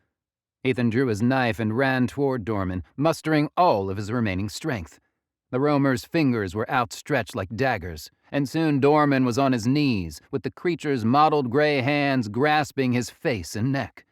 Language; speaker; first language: English; native; English